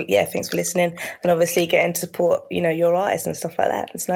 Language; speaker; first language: English; native; English